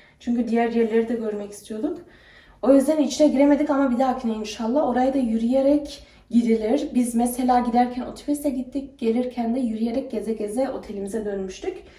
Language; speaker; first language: Turkish; early bilingual, heritage; Turkish